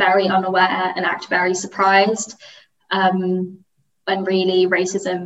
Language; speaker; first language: English; native; English